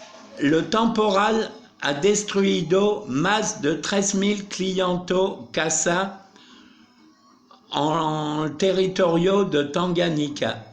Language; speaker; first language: Spanish; non-native, learner; French